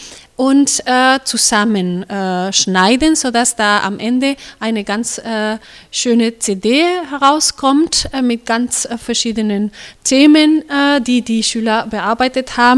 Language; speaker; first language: German; non-native, fluent; Spanish